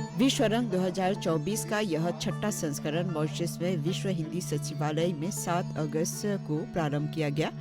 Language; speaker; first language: Hindi; non-native, local second language; Morisyen